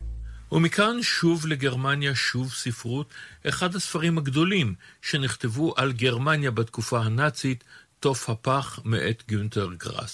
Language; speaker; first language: Hebrew; native; Hebrew